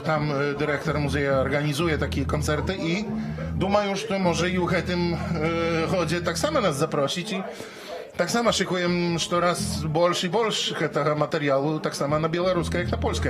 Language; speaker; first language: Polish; non-native, learner; Belarusian